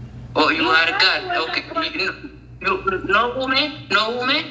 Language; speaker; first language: English; non-native, learner; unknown